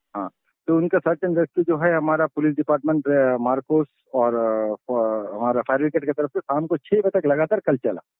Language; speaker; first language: Hindi; native; Hindi